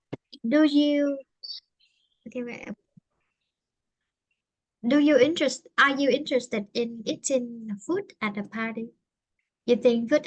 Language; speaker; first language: English; non-native, fluent; Vietnamese